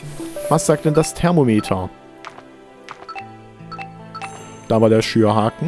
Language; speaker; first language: German; native; German